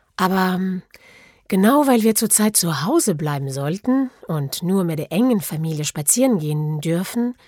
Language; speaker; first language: German; non-native, fluent; French